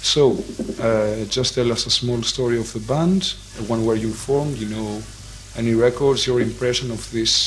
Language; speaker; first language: English; non-native, fluent; Greek